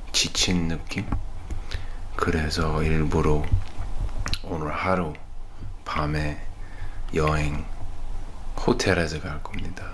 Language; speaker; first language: Korean; early bilingual, heritage; Korean